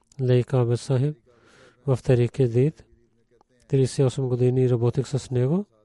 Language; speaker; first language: Bulgarian; non-native, learner; Urdu